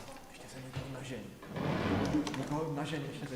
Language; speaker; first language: Czech; native; Czech